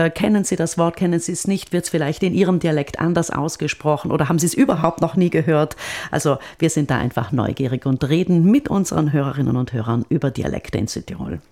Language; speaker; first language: German; native; German